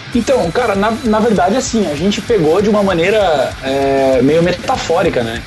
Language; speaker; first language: Portuguese; native; Portuguese